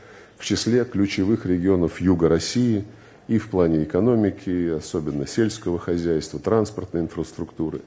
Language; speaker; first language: Russian; native; Russian